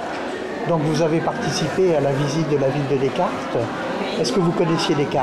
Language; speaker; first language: French; native; French